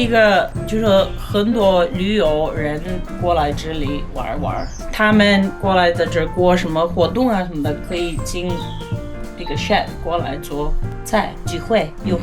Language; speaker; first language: Chinese; non-native, fluent; English